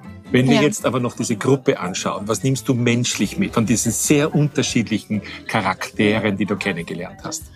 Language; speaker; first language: German; native; German